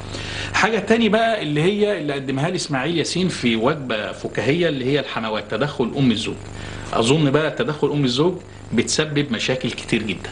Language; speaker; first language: Arabic; native; Arabic